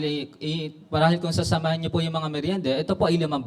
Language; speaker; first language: Filipino; native; Filipino